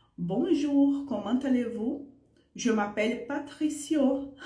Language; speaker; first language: French; non-native, fluent; Portuguese